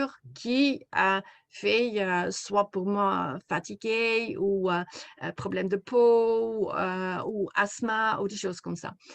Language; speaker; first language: French; non-native, fluent; Dutch